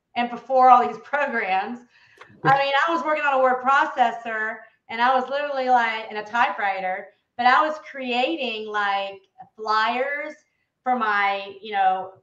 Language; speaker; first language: English; native; English